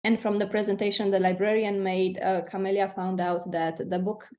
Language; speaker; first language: English; non-native, fluent; Romanian